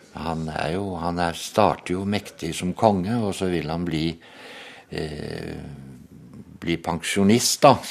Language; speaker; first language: Norwegian; native; Norwegian